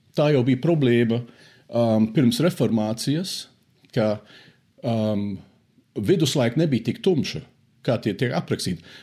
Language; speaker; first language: Latvian; early bilingual, heritage; Latvian